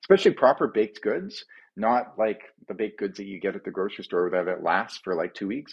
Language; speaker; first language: English; native; English